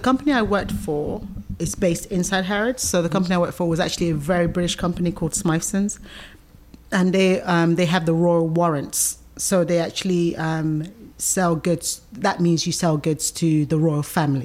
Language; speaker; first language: English; native; English